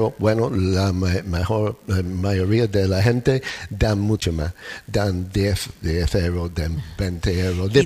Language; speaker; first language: Spanish; non-native, fluent; English